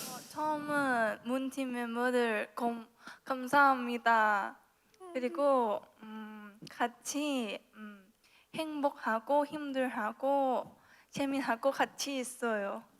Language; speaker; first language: Korean; non-native, learner; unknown